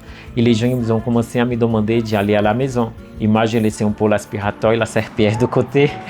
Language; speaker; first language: French; non-native, fluent; Portuguese